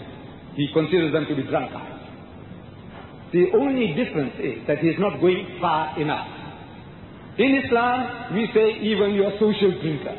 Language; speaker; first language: English; early bilingual, other home language; Gujarati